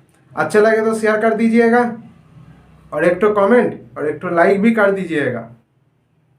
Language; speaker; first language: Hindi; non-native, local second language; Bangla